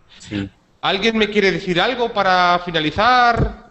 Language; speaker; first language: Spanish; native; Spanish